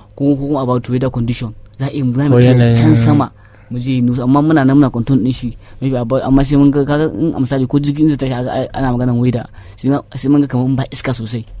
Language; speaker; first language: Hausa; native; Hausa